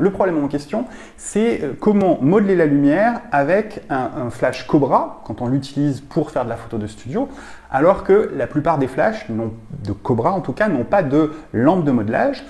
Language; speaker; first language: French; native; French